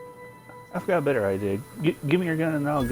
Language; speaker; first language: English; native; English